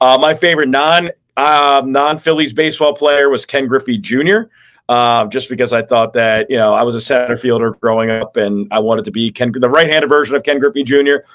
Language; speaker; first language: English; native; English